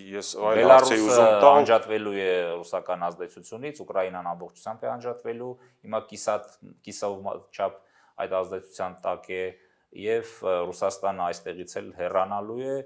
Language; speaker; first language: Armenian; native; Armenian